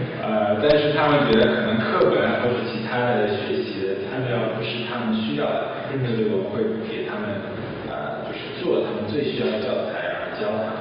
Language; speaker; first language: Chinese; non-native, fluent; English